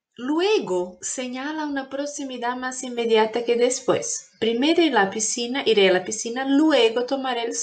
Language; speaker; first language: Spanish; non-native, fluent; Portuguese